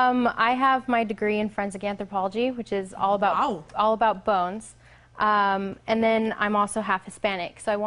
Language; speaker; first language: English; native; English